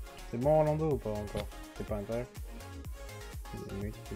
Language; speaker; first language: French; native; French